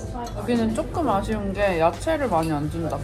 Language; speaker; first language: Korean; native; Korean